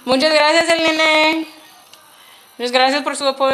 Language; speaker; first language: Spanish; non-native, learner; English